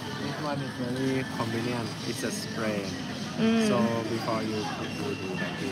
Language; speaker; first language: English; non-native, learner; Thai